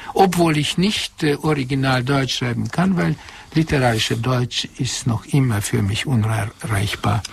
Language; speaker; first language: German; non-native, fluent; Hungarian